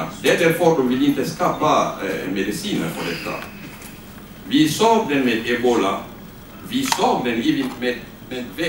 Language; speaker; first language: Swedish; non-native, learner; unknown